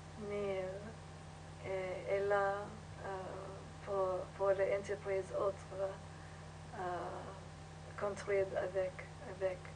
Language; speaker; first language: French; non-native, learner; English